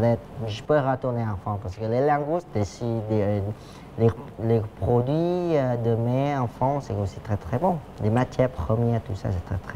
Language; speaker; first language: French; non-native, fluent; Vietnamese